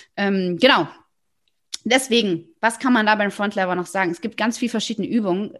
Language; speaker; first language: German; native; German